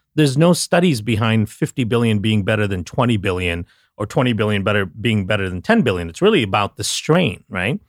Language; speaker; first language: English; non-native, local second language; Tamil